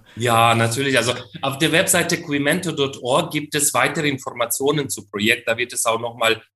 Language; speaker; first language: German; non-native, fluent; Ukrainian